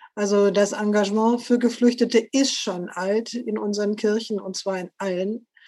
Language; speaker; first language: German; native; German